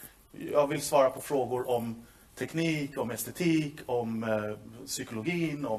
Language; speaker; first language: Swedish; native; Swedish